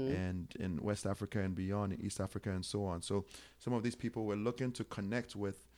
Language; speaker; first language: English; non-native, local second language; Akan